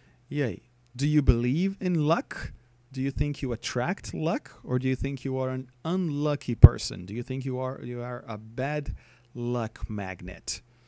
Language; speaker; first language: English; non-native, fluent; Portuguese